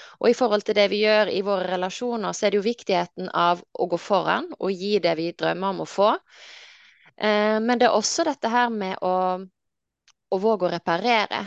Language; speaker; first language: Norwegian; native; Norwegian